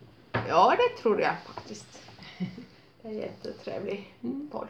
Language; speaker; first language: Swedish; non-native, local second language; Finnish